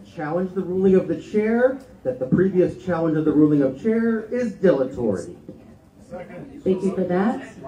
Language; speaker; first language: English; native; English